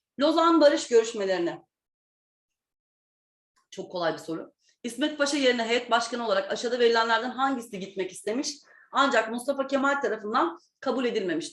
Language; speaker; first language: Turkish; native; Turkish